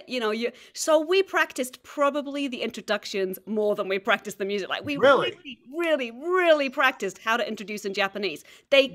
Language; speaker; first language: English; native; English